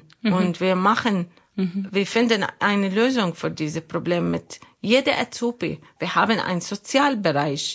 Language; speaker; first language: German; non-native, learner; Arabic